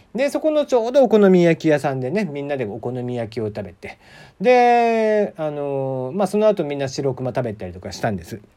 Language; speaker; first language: Japanese; native; Japanese